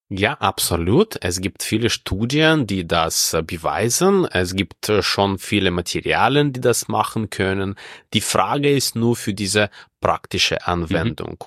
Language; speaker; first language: German; non-native, fluent; Russian